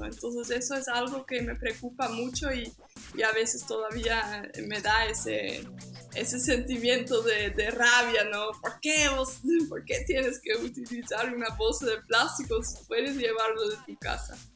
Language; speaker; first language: Spanish; non-native, fluent; Dutch